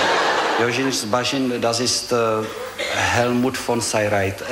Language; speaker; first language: German; non-native, fluent; Czech